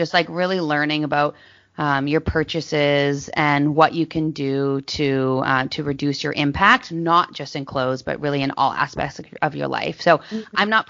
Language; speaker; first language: English; native; English